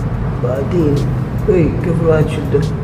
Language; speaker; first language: Arabic; non-native, learner; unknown